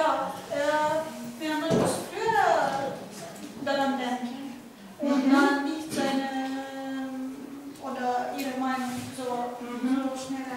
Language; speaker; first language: German; non-native, learner; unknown